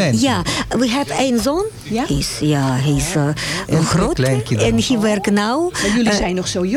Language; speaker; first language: Dutch; non-native, learner; Russian